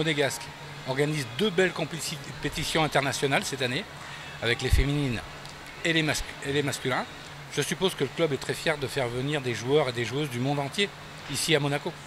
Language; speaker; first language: French; native; French